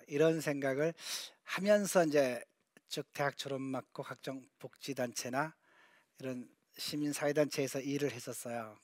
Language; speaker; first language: Korean; native; Korean